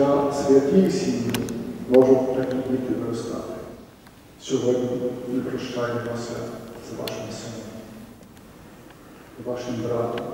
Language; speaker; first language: Ukrainian; native; Ukrainian